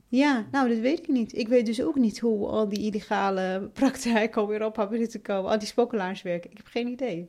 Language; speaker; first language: Dutch; non-native, fluent; Arabic